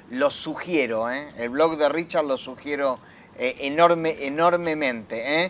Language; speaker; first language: Spanish; native; Spanish